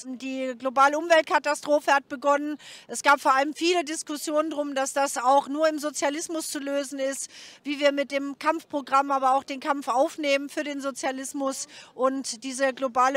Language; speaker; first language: German; native; German